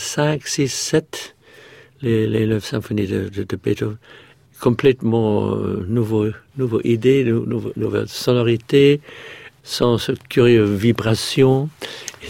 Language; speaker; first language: French; non-native, fluent; English